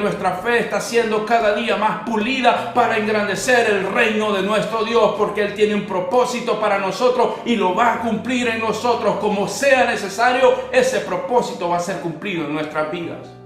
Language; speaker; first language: Spanish; native; Spanish